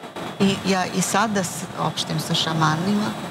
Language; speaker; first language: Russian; non-native, learner; Serbian